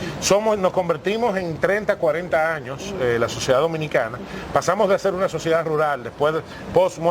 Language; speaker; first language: Spanish; native; Spanish